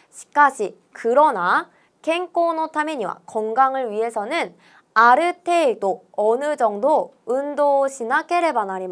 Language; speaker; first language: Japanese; non-native, fluent; Korean